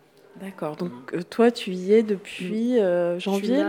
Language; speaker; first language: French; native; French